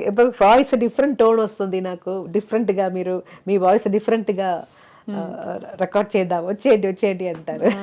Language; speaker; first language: Telugu; non-native, local second language; Malayalam